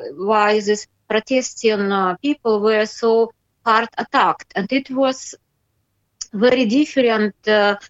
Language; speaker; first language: English; non-native, learner; Russian